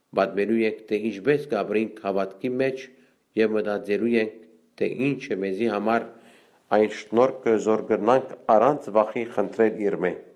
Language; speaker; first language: Armenian; early bilingual, heritage; Armenian